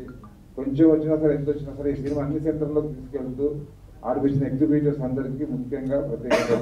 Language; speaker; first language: Telugu; native; Telugu